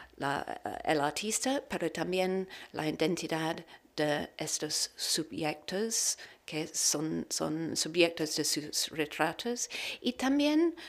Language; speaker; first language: Spanish; non-native, learner; English